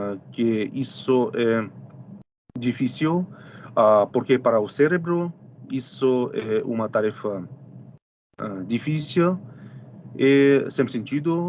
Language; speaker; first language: Portuguese; non-native, fluent; Russian